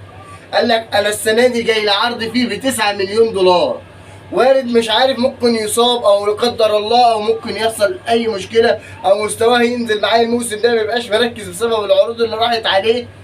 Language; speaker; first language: Arabic; native; Arabic